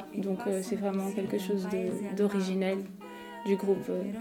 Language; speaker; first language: French; non-native, fluent; Portuguese